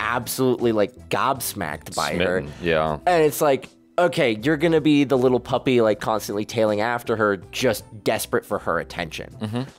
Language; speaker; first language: English; native; English